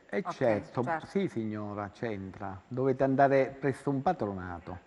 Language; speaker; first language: Italian; native; Italian